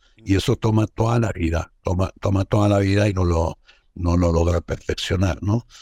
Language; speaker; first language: Spanish; non-native, fluent; Arabic